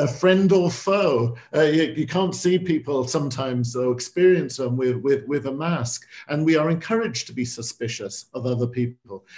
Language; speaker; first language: English; native; English